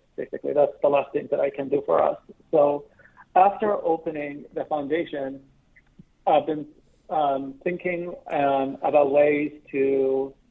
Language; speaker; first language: English; non-native, fluent; Arabic